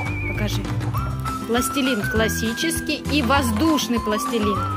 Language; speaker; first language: Russian; native; Russian